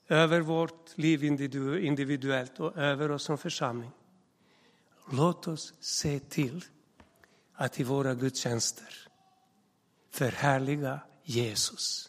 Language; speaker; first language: Swedish; non-native, fluent; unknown